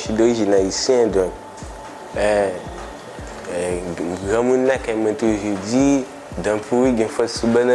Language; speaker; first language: French; early bilingual, other home language; Haitian Creole